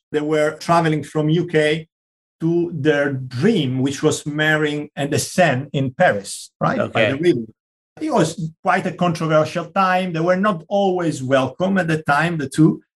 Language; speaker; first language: English; non-native, fluent; Italian